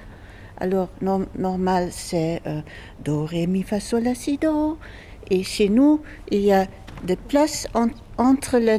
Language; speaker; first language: French; non-native, fluent; Dutch